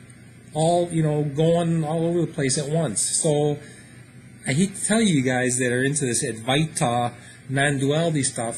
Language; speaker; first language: English; native; English